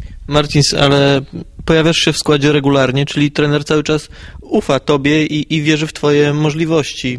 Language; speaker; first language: Polish; native; Polish